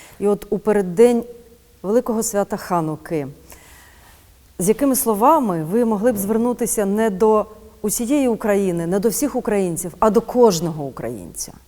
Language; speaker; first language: Ukrainian; native; Ukrainian